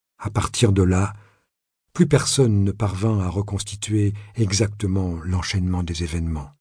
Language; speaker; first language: French; native; French